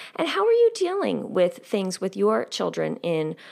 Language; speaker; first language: English; native; English